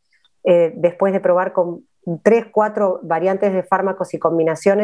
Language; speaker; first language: Spanish; native; Spanish